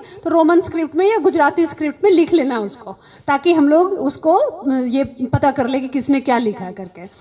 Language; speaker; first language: Hindi; native; Hindi